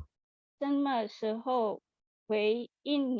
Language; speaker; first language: Chinese; non-native, learner; Indonesian